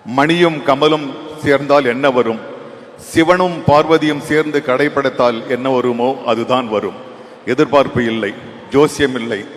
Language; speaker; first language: Tamil; native; Tamil